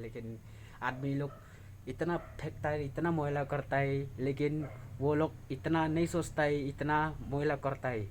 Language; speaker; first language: Hindi; non-native, local second language; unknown